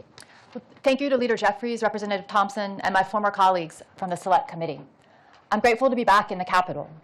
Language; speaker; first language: English; native; English